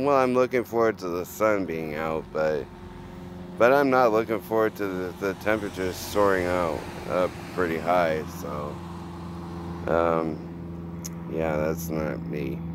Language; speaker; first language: English; native; English